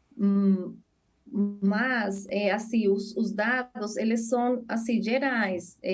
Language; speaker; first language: Portuguese; non-native, fluent; Spanish